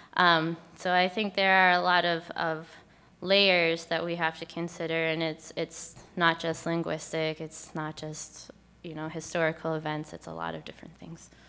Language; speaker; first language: English; native; English